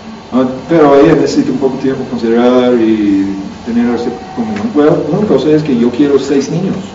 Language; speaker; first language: Spanish; non-native, learner; English